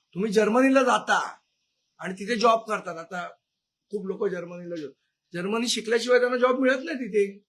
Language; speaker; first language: Marathi; native; Marathi